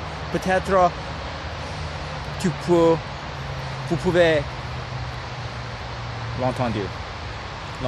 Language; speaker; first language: French; non-native, learner; English